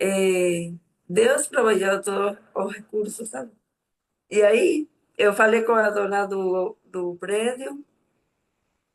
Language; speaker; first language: Portuguese; non-native, fluent; Spanish